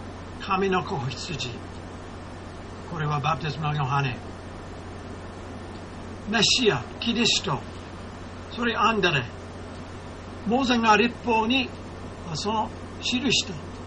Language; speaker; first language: Japanese; non-native, fluent; English